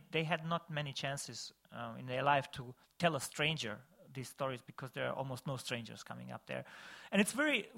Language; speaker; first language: English; non-native, fluent; Bosnian